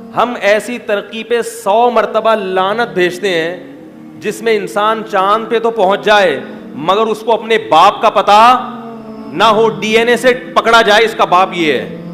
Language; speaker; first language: Urdu; native; Urdu